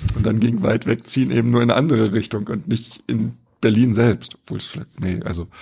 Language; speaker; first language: German; native; German